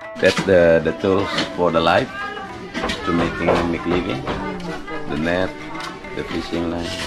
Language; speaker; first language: English; non-native, learner; Indonesian